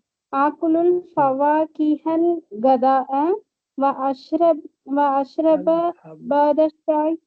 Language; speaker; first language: Arabic; non-native, learner; Tamil